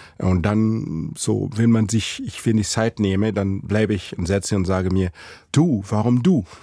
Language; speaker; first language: German; non-native, fluent; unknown